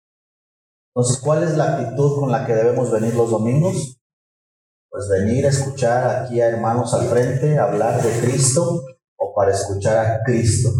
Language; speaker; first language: Spanish; native; Spanish